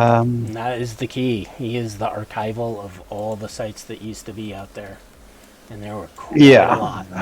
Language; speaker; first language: English; native; English